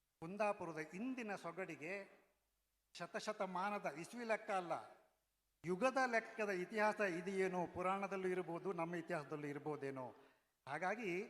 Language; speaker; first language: Kannada; non-native, local second language; Konkani